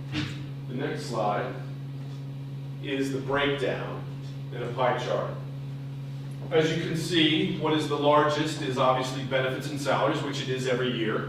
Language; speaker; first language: English; native; English